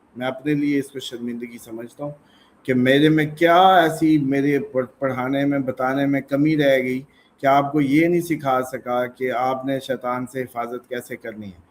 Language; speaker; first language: Urdu; native; Urdu